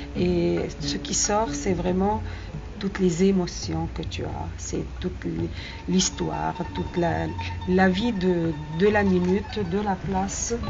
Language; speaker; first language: French; non-native, fluent; Arabic